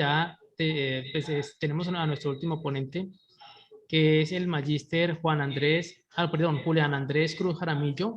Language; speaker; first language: Spanish; native; Spanish